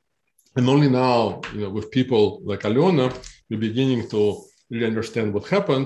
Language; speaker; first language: English; non-native, fluent; Russian